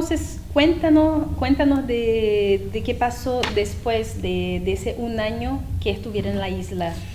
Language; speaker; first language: Spanish; non-native, fluent; French